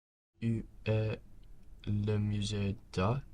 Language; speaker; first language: French; non-native, learner; English